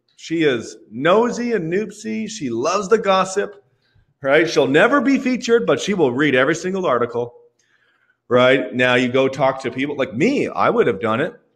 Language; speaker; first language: English; native; English